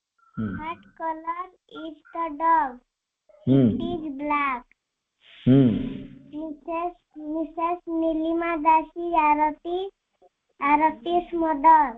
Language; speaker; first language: English; non-native, learner; Odia